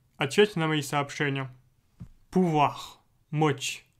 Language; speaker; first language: Russian; non-native, fluent; French